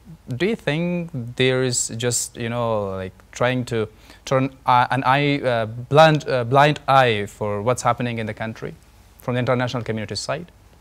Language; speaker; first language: English; non-native, fluent; Persian